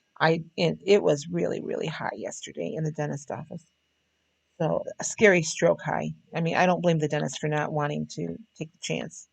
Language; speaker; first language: English; native; English